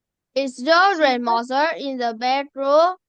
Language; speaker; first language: English; non-native, learner; Vietnamese